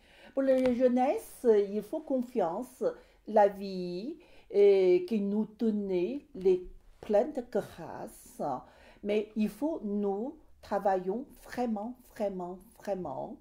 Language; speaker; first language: French; non-native, learner; Chinese